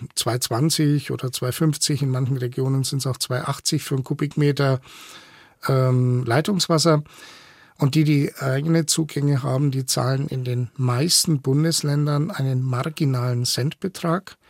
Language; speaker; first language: German; native; German